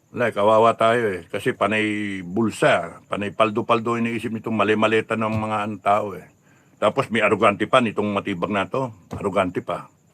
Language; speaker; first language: Filipino; native; Filipino